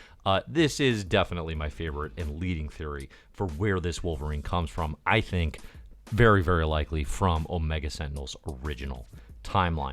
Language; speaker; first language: English; native; English